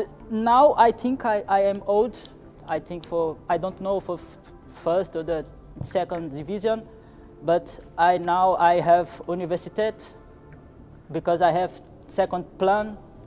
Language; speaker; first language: English; non-native, learner; Portuguese